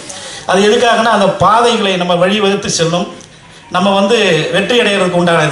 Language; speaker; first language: Tamil; native; Tamil